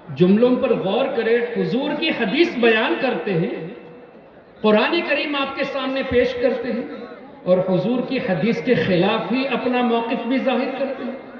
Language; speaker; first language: Urdu; non-native, local second language; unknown